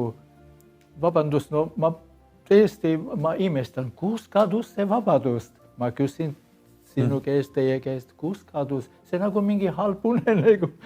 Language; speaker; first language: Estonian; non-native, learner; Armenian